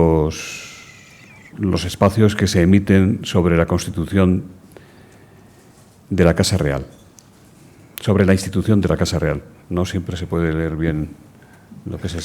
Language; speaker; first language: Spanish; native; Spanish